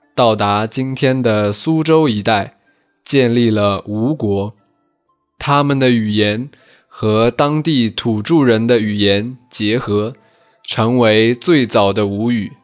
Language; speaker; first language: Chinese; non-native, local second language; Wu Chinese